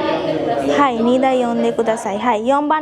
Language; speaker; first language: Japanese; non-native, fluent; Bangla